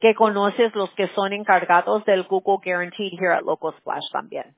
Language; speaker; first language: Spanish; early bilingual, heritage; Spanish